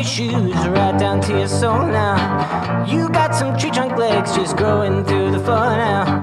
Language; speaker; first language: English; native; English